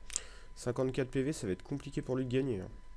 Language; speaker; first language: French; native; French